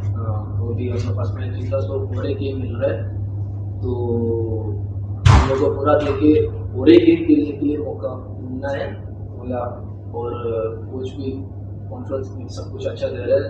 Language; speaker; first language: Hindi; non-native, local second language; Malayalam